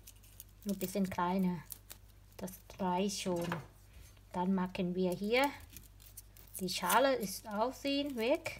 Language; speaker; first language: German; non-native, learner; Thai